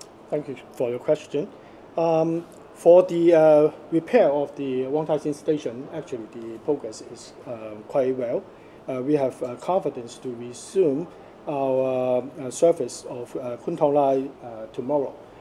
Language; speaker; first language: English; non-native, local second language; Cantonese